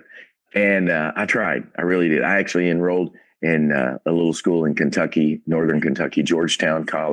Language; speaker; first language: English; native; English